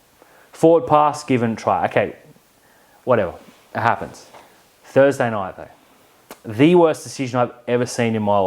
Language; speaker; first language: English; native; English